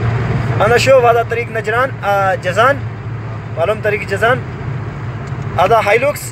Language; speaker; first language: Arabic; non-native, learner; Urdu